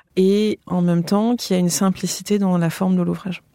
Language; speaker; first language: French; native; French